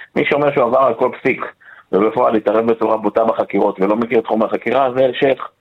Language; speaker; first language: Hebrew; native; Hebrew